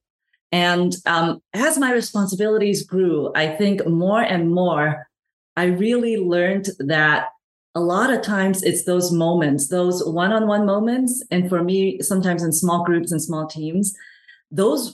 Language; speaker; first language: English; non-native, local second language; Cantonese